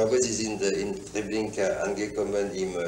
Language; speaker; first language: German; non-native, fluent; French